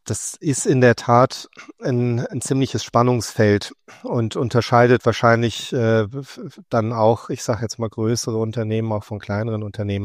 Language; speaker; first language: German; native; German